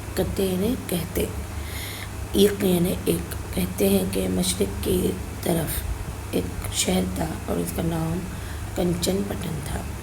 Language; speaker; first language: Urdu; native; Urdu